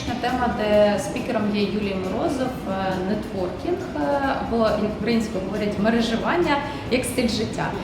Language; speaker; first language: Ukrainian; native; Ukrainian